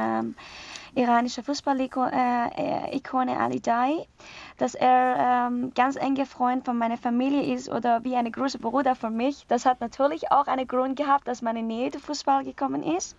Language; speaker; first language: German; non-native, learner; Persian